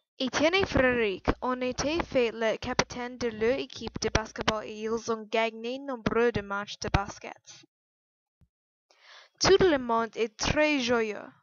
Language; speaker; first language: French; non-native, learner; English